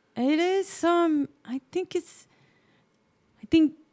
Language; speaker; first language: English; non-native, fluent; Spanish